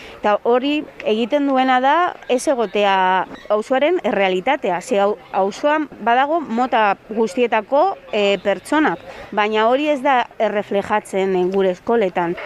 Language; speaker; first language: Basque; non-native, local second language; Spanish